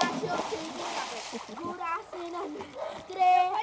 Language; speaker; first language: Italian; early bilingual, other home language; Filipino